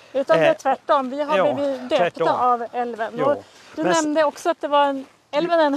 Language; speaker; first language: Swedish; native; Swedish